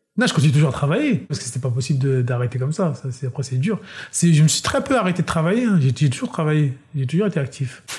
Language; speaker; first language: French; early bilingual, other home language; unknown